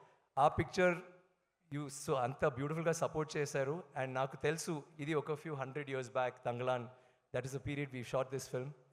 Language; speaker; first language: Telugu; non-native, learner; Tamil